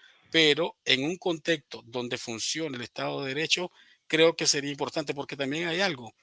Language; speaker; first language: Spanish; native; Spanish